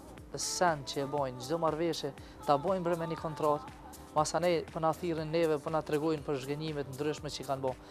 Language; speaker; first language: Albanian; native; Albanian